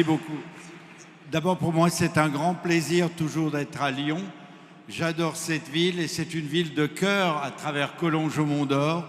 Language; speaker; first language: French; native; French